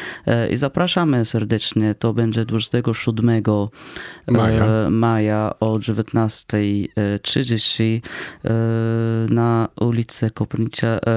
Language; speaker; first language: Polish; non-native, fluent; Arabic